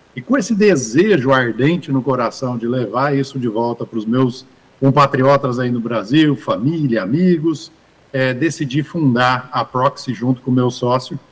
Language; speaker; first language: Portuguese; early bilingual, other home language; English